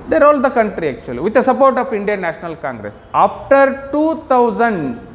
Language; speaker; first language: English; non-native, local second language; Kannada